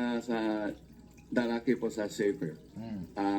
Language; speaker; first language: Filipino; non-native, local second language; Chinese